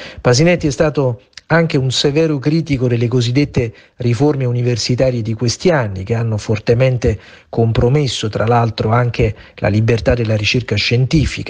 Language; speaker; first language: Italian; native; Italian